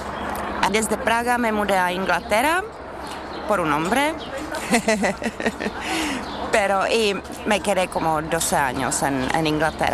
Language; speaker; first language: Spanish; non-native, learner; Czech